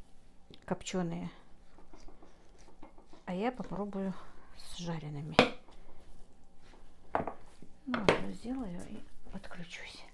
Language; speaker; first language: Russian; non-native, local second language; Chechen